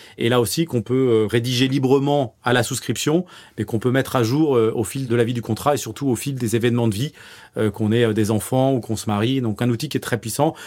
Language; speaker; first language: French; native; French